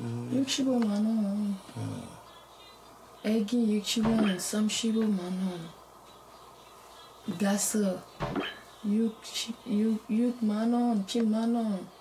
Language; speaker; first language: Korean; non-native, learner; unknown